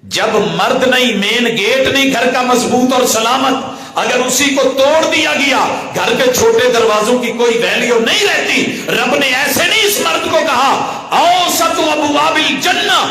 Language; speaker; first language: Urdu; non-native, local second language; Punjabi